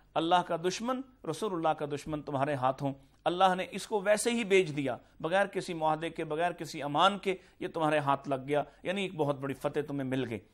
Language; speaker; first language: Urdu; native; Urdu